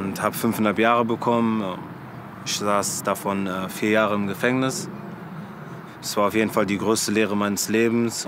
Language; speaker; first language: German; early bilingual, other home language; French